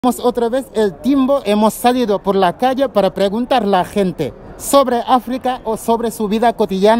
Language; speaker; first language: Spanish; non-native, fluent; Wolof